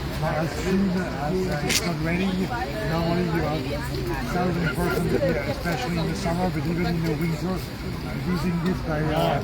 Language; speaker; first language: English; non-native, fluent; French